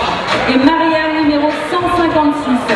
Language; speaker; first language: French; native; French